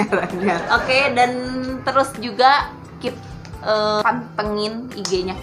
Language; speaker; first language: Indonesian; native; Indonesian